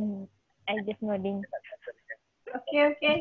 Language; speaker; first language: English; non-native, learner; Malay